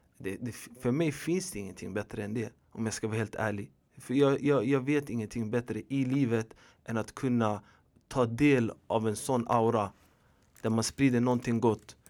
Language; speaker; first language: Swedish; early bilingual, other home language; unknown